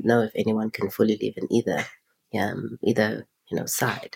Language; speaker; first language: English; non-native, local second language; Xhosa